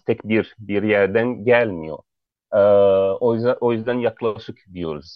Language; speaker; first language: Turkish; non-native, fluent; Arabic